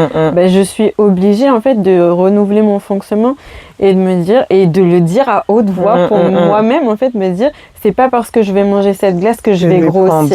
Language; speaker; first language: French; native; French